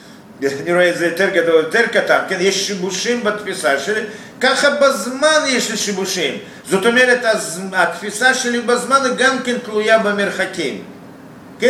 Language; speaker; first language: Hebrew; non-native, fluent; Russian